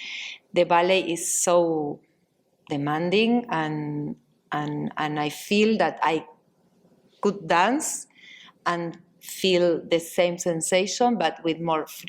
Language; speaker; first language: English; non-native, learner; Spanish